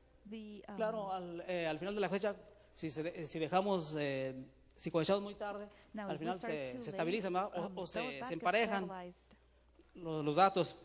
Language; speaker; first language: Spanish; native; Spanish